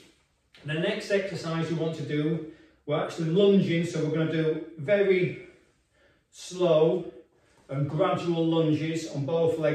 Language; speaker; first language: English; native; English